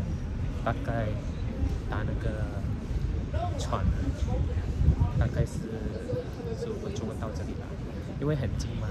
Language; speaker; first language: Chinese; early bilingual, heritage; Chinese